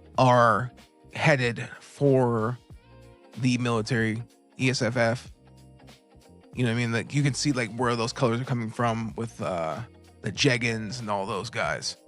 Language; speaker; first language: English; native; English